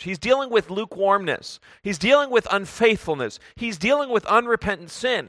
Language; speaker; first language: English; native; English